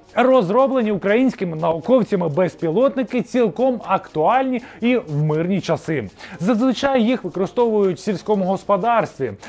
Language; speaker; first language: Ukrainian; native; Ukrainian